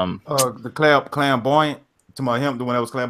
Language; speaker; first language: English; native; English